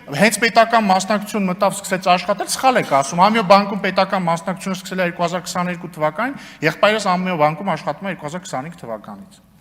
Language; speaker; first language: Armenian; native; Armenian